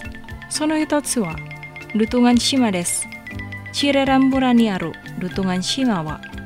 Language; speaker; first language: Japanese; non-native, fluent; Indonesian